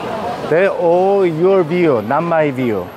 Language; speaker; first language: English; non-native, learner; Korean